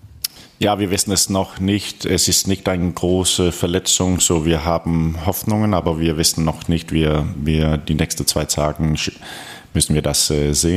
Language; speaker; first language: German; non-native, fluent; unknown